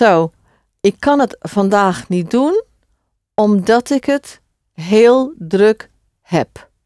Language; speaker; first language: Dutch; non-native, fluent; English